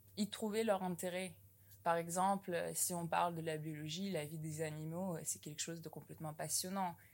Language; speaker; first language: French; non-native, fluent; Russian